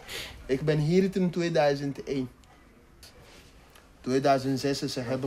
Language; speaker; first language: Dutch; non-native, learner; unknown